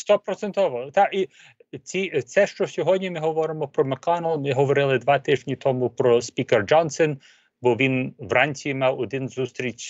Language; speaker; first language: Ukrainian; early bilingual, heritage; Ukrainian